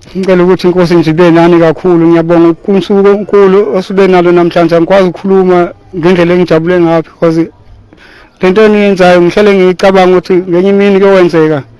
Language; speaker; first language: Zulu; native; Zulu